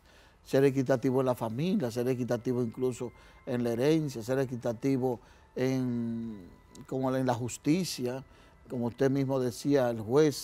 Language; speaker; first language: Spanish; native; Spanish